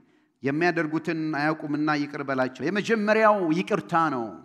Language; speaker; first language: Amharic; native; Amharic